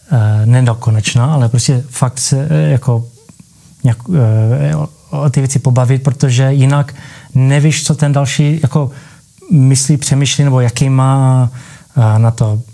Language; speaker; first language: Czech; early bilingual, heritage; Czech